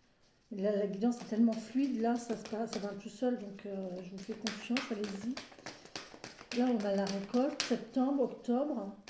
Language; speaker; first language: French; native; French